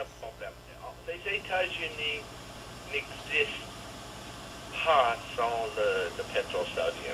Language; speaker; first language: French; non-native, learner; English